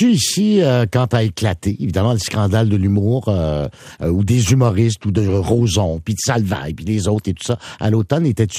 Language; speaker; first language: French; native; French